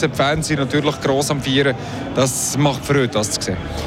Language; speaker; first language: German; native; German